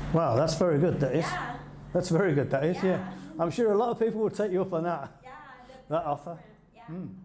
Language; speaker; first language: English; native; English